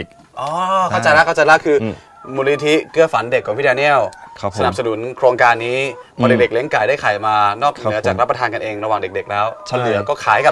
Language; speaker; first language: Thai; native; Thai